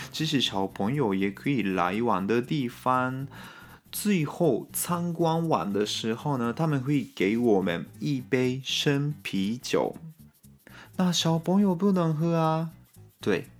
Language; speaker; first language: Chinese; non-native, fluent; Japanese